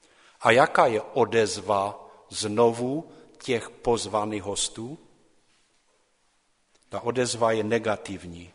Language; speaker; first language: Czech; non-native, local second language; Polish